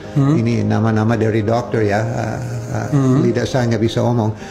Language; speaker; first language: Indonesian; non-native, fluent; English